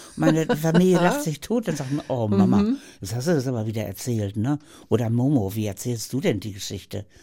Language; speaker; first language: German; native; German